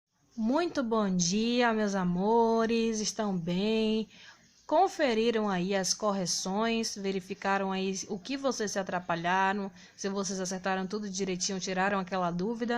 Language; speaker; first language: Portuguese; native; Portuguese